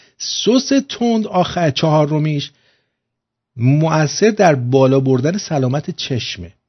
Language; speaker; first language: Persian; native; Persian